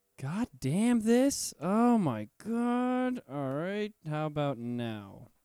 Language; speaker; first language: English; native; English